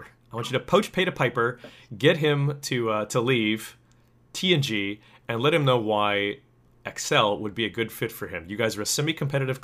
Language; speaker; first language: English; native; English